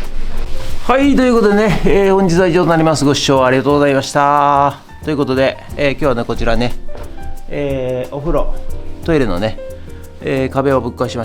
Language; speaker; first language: Japanese; native; Japanese